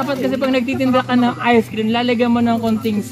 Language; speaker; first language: Filipino; non-native, local second language; Cebuano